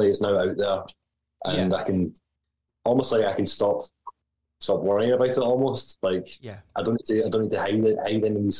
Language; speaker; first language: English; native; English